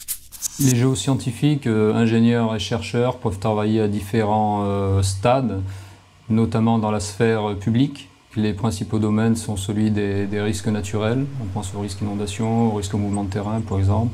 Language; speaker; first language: French; native; French